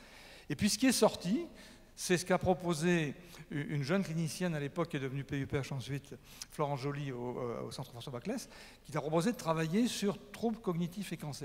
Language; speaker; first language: French; native; French